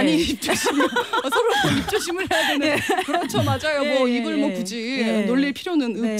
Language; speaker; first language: Korean; native; Korean